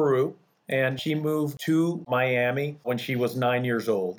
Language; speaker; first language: English; early bilingual, other home language; Spanish